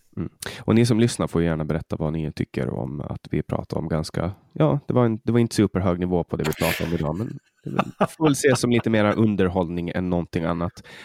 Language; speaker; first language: Swedish; native; Swedish